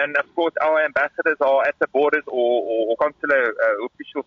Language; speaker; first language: English; non-native, local second language; Afrikaans